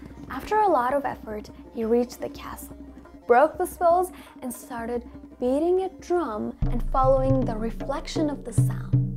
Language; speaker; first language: English; non-native, fluent; Persian